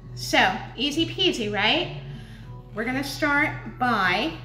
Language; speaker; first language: English; native; English